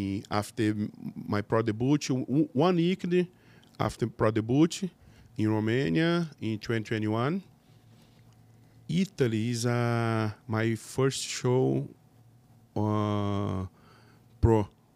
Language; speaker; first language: English; non-native, learner; Portuguese